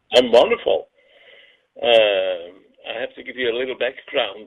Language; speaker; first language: English; non-native, fluent; Swiss German